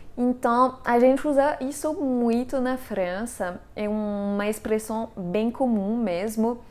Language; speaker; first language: Portuguese; non-native, fluent; French